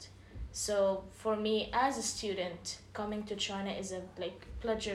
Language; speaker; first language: English; non-native, fluent; Arabic